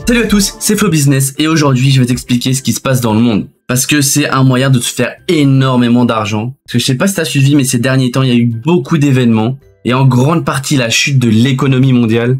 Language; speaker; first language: French; native; French